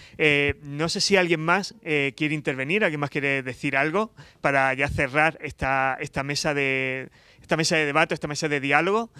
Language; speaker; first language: Spanish; native; Spanish